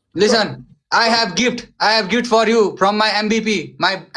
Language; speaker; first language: English; non-native, learner; Nepali